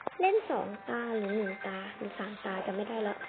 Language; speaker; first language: Thai; native; Thai